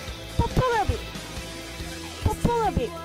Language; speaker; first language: Korean; native; Korean